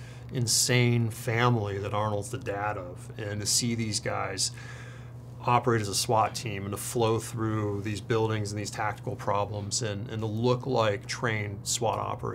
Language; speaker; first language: English; native; English